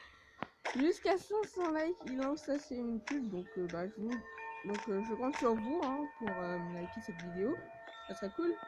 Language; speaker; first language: French; native; French